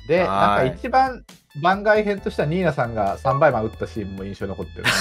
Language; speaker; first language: Japanese; native; Japanese